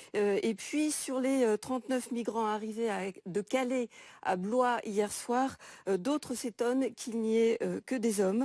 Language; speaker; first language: French; native; French